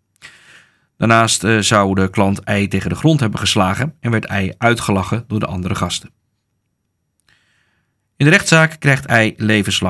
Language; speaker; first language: Dutch; native; Dutch